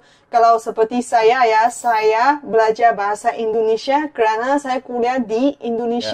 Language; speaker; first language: Indonesian; non-native, fluent; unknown